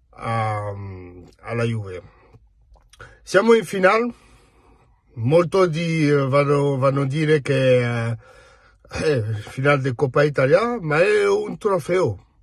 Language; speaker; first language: Italian; non-native, fluent; French